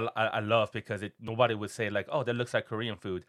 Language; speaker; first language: English; non-native, fluent; Korean